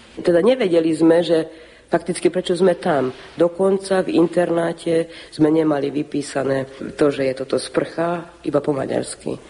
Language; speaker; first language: Slovak; early bilingual, heritage; Slovak